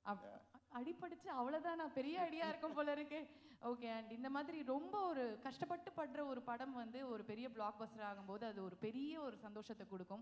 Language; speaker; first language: Tamil; native; Tamil